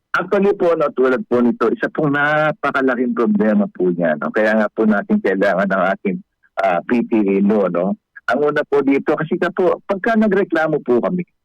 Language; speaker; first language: Filipino; native; Filipino